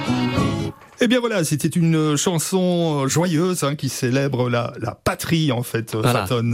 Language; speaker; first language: French; native; French